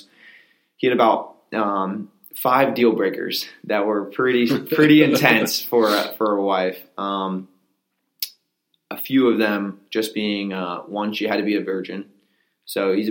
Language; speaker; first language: English; native; English